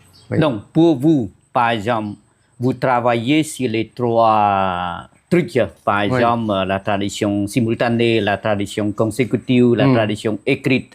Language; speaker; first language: French; non-native, fluent; Khmer